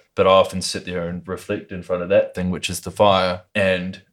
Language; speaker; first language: English; native; English